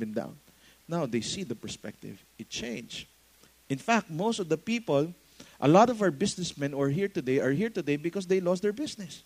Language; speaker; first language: English; non-native, local second language; Filipino